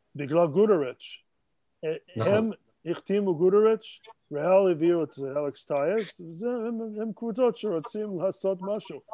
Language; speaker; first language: Hebrew; non-native, fluent; English